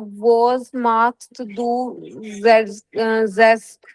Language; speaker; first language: German; non-native, learner; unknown